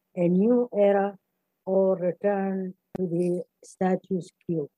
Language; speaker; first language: English; non-native, fluent; Arabic